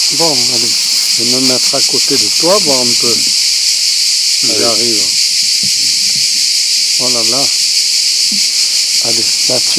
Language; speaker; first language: French; native; French